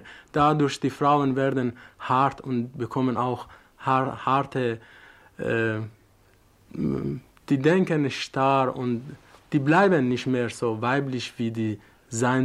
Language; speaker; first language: German; non-native, learner; Persian